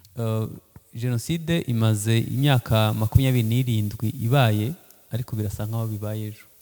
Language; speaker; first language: Kinyarwanda; early bilingual, heritage; Kinyarwanda